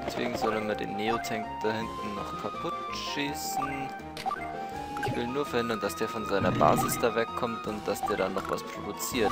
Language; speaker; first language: German; native; German